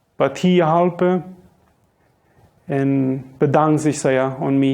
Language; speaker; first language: German; non-native, local second language; Low German